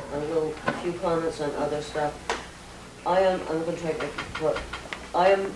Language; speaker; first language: English; native; English